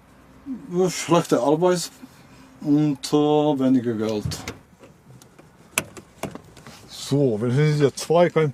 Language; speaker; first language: German; non-native, learner; Czech